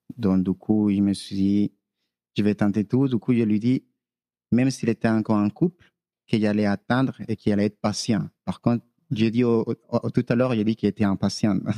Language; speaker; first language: French; non-native, fluent; Spanish